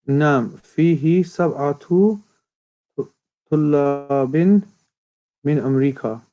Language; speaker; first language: Arabic; non-native, learner; English